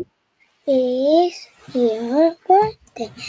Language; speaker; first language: English; non-native, learner; Korean